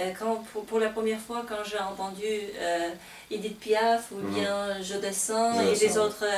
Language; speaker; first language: French; non-native, fluent; Kazakh